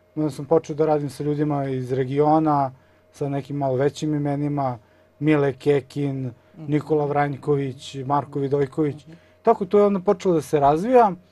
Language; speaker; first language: Serbian; native; Serbian